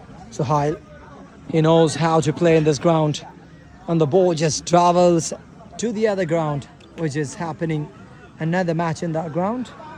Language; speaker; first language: English; non-native, local second language; Malayalam